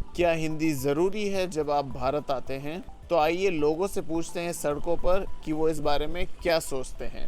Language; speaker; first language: Hindi; native; Hindi